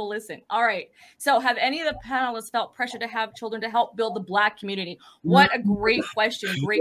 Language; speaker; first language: English; native; English